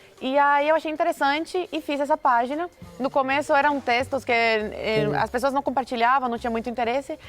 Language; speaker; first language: Portuguese; early bilingual, other home language; Spanish